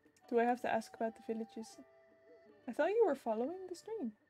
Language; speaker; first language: English; non-native, fluent; Dutch